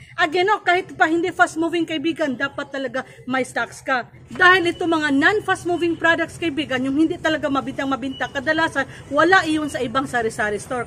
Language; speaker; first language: Filipino; non-native, local second language; Cebuano